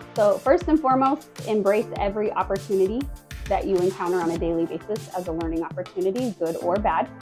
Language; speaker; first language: English; native; English